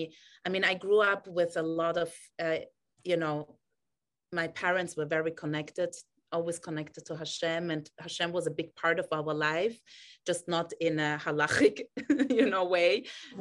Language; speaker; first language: English; non-native, fluent; German